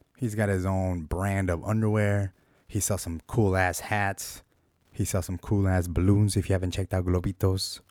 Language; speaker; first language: English; native; English